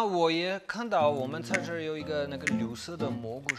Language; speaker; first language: Chinese; non-native, learner; English